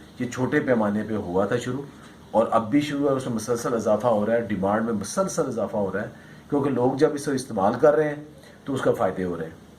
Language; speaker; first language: Urdu; non-native, local second language; Punjabi